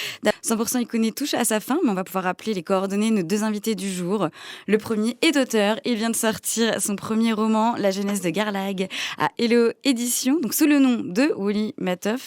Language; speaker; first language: French; native; French